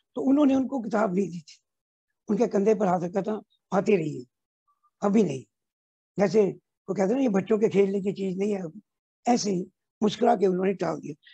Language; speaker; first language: Hindi; non-native, local second language; Punjabi